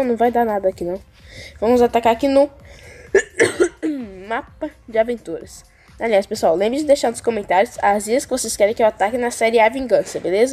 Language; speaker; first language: Portuguese; native; Portuguese